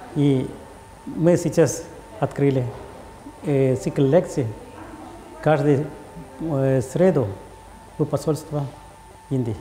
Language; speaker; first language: Russian; non-native, learner; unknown